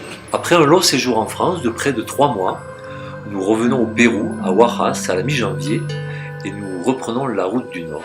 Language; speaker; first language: French; native; French